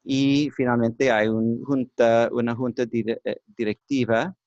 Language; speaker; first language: Spanish; non-native, learner; English